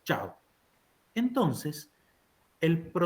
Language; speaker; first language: Spanish; native; Spanish